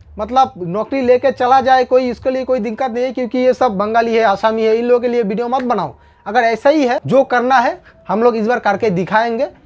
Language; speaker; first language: Hindi; non-native, local second language; Bangla